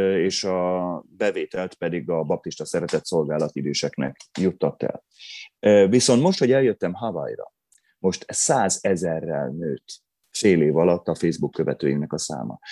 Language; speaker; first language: Hungarian; non-native, local second language; Croatian